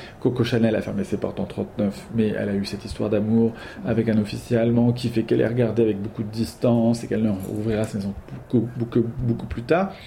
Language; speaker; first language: French; native; French